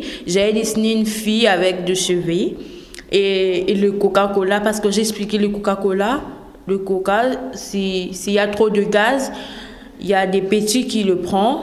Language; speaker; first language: French; non-native, local second language; Lingala